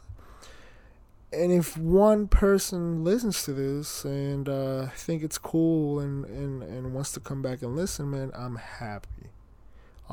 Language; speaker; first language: English; early bilingual, other home language; Spanish